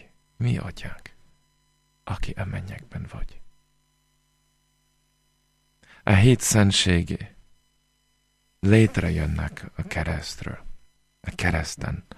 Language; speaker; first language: Hungarian; non-native, fluent; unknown